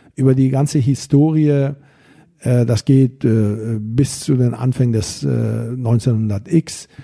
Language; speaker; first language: German; early bilingual, other home language; Persian